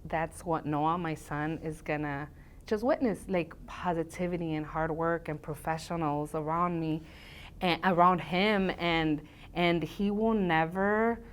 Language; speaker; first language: English; early bilingual, other home language; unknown